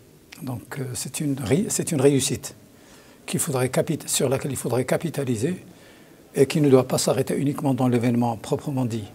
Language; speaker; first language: French; non-native, local second language; Arabic